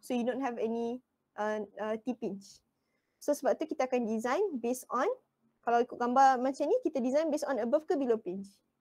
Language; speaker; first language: English; non-native, local second language; Malay